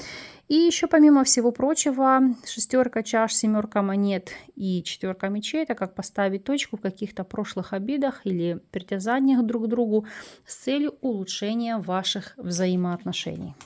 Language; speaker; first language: Russian; native; Russian